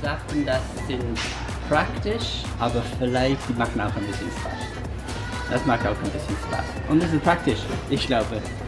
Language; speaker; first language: German; non-native, learner; English